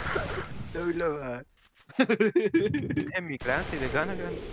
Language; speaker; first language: Spanish; native; Spanish